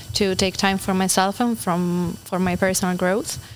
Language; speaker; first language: English; non-native, fluent; Italian